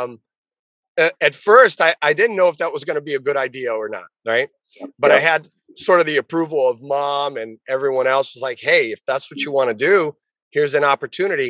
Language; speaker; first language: English; early bilingual, other home language; Portuguese